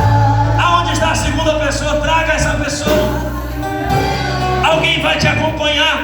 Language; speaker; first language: Portuguese; native; Portuguese